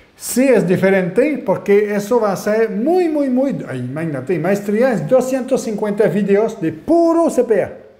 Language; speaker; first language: Spanish; non-native, fluent; French